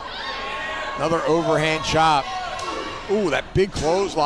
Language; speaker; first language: English; native; English